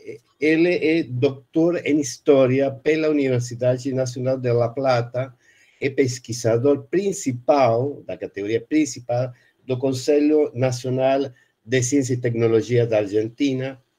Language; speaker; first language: Portuguese; non-native, fluent; Spanish